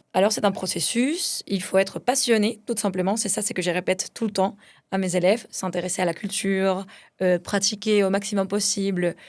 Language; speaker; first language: French; non-native, fluent; Spanish